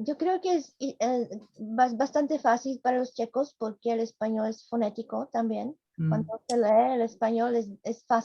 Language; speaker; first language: Spanish; non-native, fluent; Czech